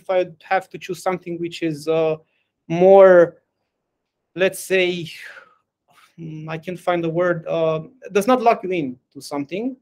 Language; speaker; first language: English; non-native, fluent; Romanian